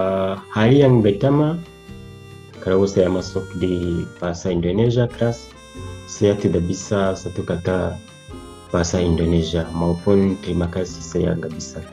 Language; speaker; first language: Indonesian; non-native, learner; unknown